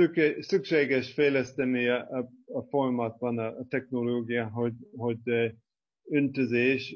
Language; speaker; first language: Hungarian; non-native, fluent; English